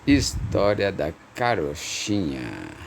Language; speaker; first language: Portuguese; native; Portuguese